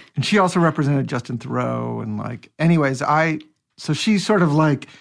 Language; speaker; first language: English; native; English